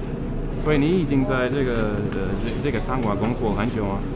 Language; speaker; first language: Chinese; non-native, fluent; English